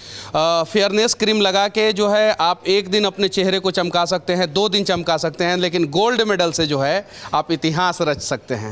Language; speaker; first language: Hindi; native; Hindi